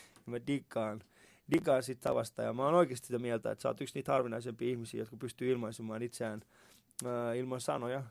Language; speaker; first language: Finnish; early bilingual, other home language; Persian